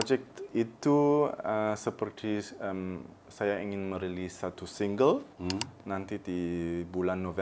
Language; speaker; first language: Indonesian; early bilingual, heritage; German